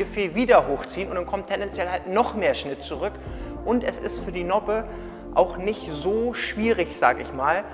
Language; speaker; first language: German; native; German